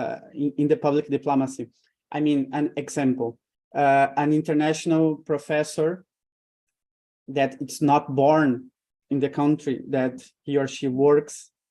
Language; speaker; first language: English; non-native, fluent; Portuguese